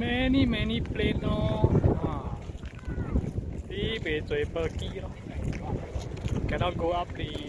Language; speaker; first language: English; non-native, local second language; Chinese